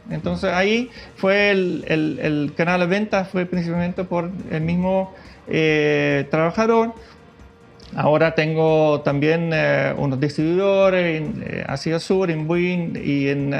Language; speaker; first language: Spanish; non-native, fluent; Dutch